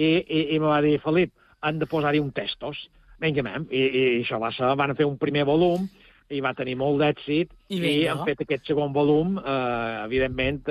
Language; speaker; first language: Catalan; native; Catalan